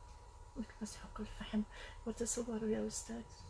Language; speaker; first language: Arabic; native; Arabic